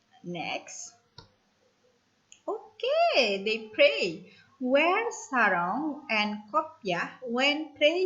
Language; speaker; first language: English; non-native, learner; Indonesian